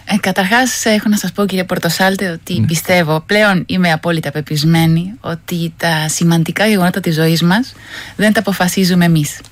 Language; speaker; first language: Greek; non-native, fluent; Spanish